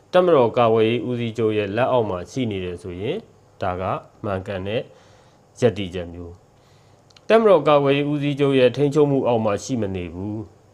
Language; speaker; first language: Burmese; native; Burmese